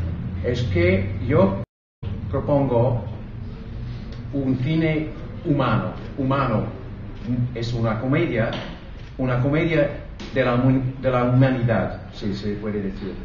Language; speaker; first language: Spanish; non-native, fluent; English